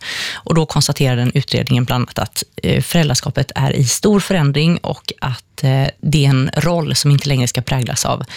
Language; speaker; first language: Swedish; native; Swedish